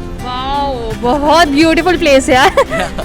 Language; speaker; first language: Hindi; native; Hindi